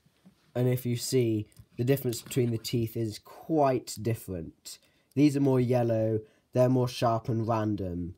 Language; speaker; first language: English; native; English